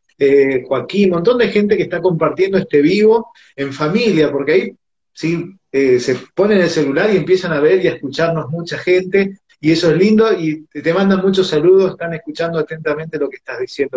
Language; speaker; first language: Spanish; native; Spanish